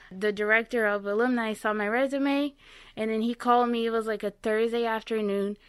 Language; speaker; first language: English; non-native, fluent; Portuguese